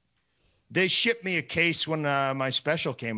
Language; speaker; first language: English; native; English